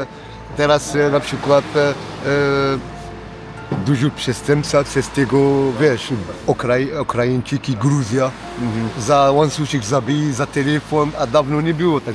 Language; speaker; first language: Polish; non-native, learner; Arabic